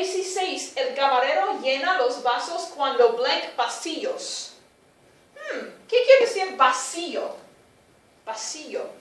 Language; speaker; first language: Spanish; non-native, fluent; English